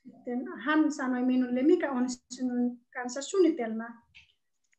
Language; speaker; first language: Finnish; non-native, learner; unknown